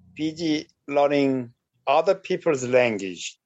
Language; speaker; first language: English; non-native, fluent; Korean